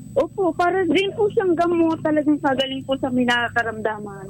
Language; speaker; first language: Filipino; native; Filipino